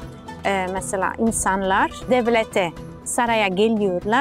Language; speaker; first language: Turkish; non-native, fluent; Italian